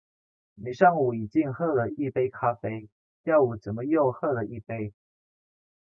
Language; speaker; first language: Chinese; non-native, fluent; Indonesian